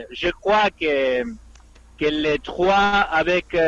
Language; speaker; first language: French; non-native, fluent; Spanish